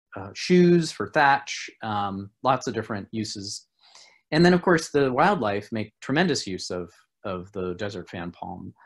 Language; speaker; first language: English; native; English